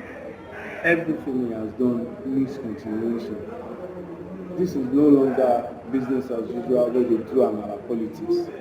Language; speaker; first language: English; non-native, local second language; Yoruba